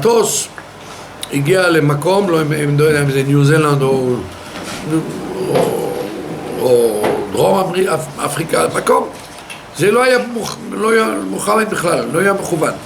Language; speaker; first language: Hebrew; non-native, fluent; French